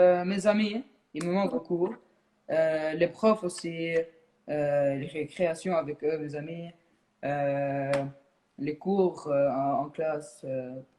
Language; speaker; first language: French; non-native, local second language; Arabic